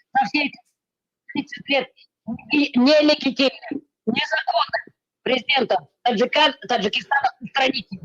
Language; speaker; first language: Russian; non-native, local second language; Tajik